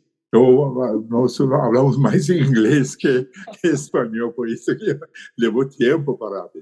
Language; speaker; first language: Portuguese; non-native, learner; Persian